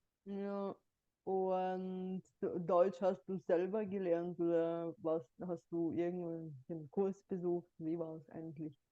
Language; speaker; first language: German; non-native, fluent; Bulgarian